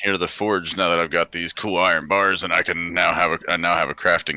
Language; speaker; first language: English; native; English